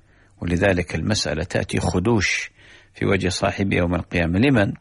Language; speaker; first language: Arabic; native; Arabic